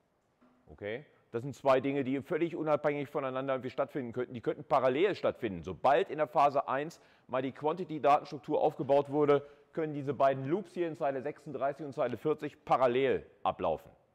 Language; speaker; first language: German; native; German